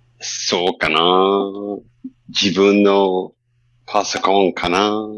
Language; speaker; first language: Japanese; non-native, learner; English